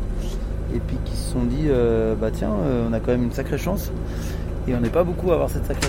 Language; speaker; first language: French; native; French